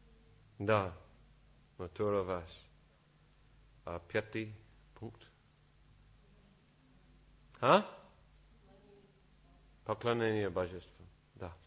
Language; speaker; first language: Russian; non-native, learner; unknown